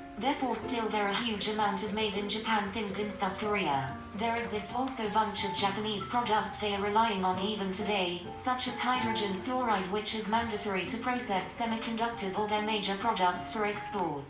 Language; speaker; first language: English; non-native, fluent; Japanese